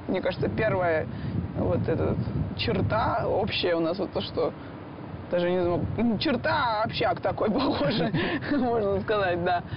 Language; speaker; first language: Russian; non-native, fluent; Georgian